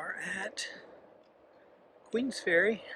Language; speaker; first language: English; native; English